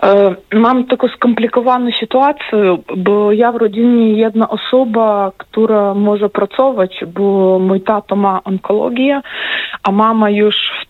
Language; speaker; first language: Polish; non-native, fluent; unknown